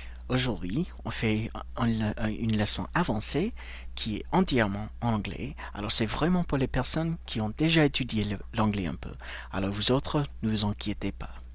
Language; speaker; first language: French; non-native, fluent; English